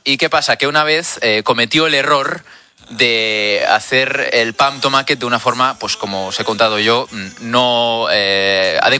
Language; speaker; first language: Spanish; non-native, local second language; Catalan